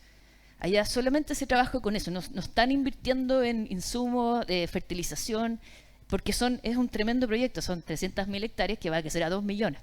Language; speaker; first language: Spanish; native; Spanish